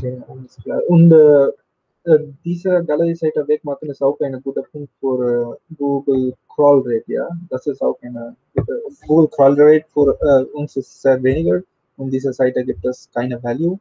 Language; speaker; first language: German; non-native, learner; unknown